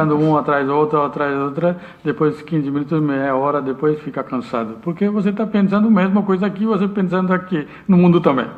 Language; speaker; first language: Portuguese; non-native, learner; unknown